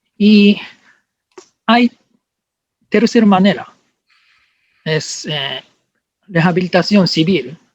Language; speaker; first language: Spanish; non-native, learner; Japanese